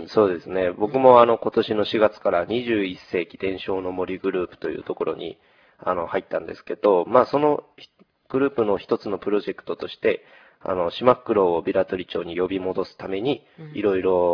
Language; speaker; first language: Japanese; native; Japanese